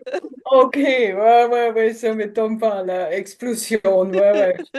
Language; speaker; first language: French; non-native, learner; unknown